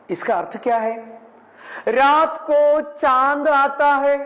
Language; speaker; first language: Hindi; non-native, local second language; Malayalam